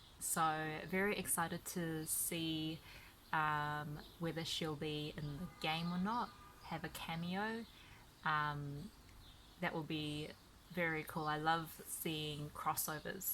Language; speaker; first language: English; early bilingual, other home language; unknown